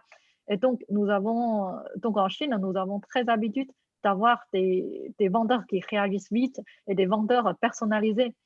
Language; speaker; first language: French; non-native, fluent; Chinese